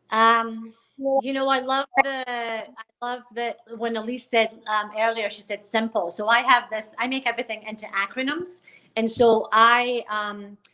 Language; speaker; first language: English; native; English